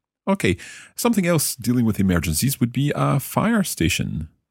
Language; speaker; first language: English; native; English